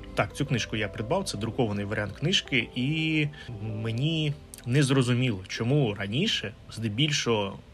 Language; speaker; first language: Ukrainian; non-native, local second language; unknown